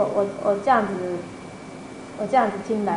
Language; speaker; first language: Chinese; native; Chinese